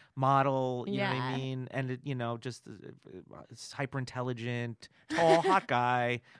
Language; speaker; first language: English; native; English